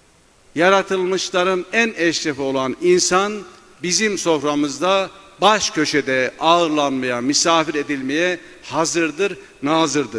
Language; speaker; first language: Turkish; native; Turkish